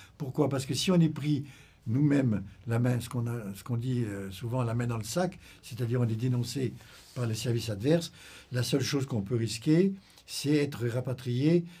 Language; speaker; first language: French; native; French